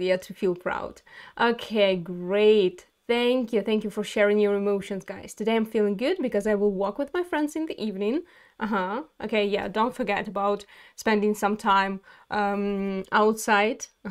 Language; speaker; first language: English; non-native, fluent; Ukrainian